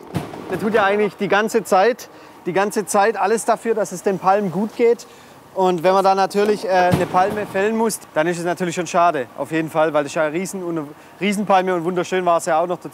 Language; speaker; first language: German; native; German